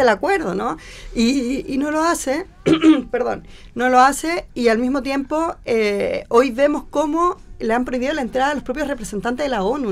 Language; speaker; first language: Spanish; native; Spanish